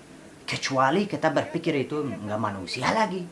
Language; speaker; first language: Indonesian; non-native, fluent; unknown